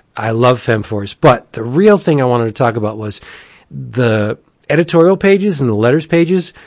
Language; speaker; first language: English; native; English